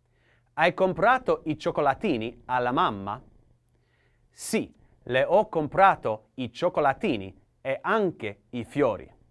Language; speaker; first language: Italian; non-native, learner; English